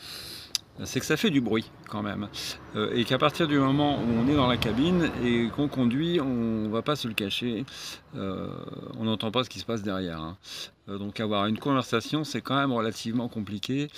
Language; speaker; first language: French; native; French